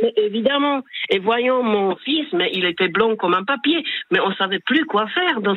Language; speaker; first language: French; non-native, fluent; Slovak